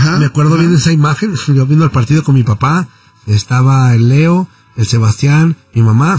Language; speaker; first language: Spanish; native; Spanish